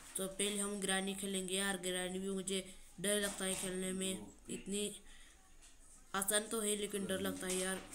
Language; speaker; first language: Hindi; non-native, local second language; Marathi